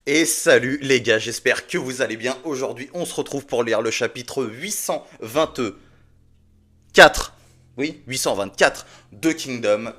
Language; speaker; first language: French; native; French